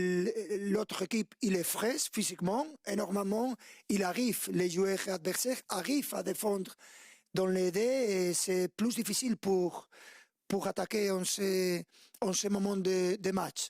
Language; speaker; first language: French; non-native, fluent; Spanish